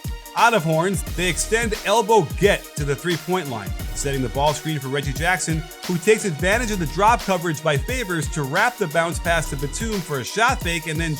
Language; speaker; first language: English; native; English